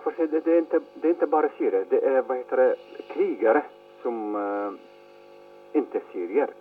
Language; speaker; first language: Swedish; non-native, fluent; Arabic